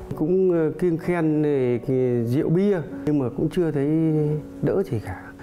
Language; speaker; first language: Vietnamese; native; Vietnamese